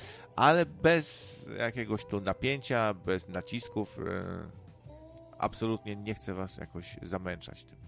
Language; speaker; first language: Polish; native; Polish